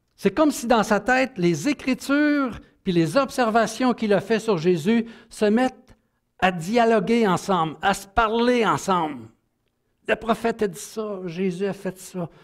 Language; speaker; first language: French; native; French